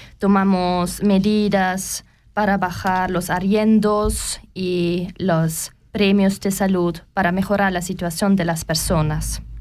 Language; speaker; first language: Spanish; non-native, learner; German